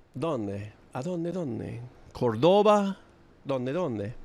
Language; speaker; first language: Spanish; non-native, learner; English